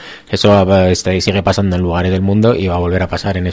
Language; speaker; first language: Spanish; native; Spanish